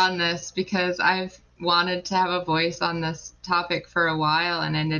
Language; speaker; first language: English; native; English